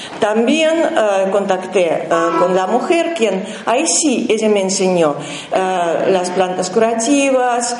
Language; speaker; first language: Spanish; non-native, learner; Russian